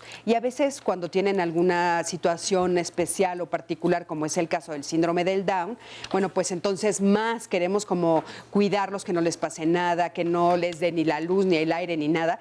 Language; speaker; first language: Spanish; native; Spanish